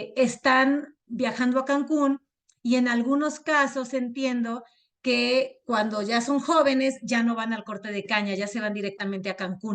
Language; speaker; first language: Spanish; native; Spanish